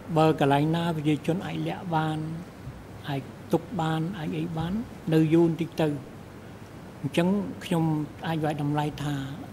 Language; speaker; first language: Khmer; non-native, local second language; Western Cham